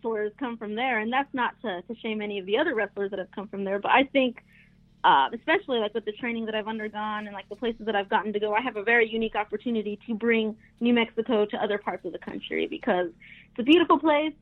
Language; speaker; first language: English; native; English